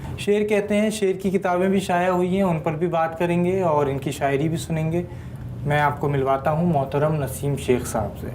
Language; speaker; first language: Urdu; native; Urdu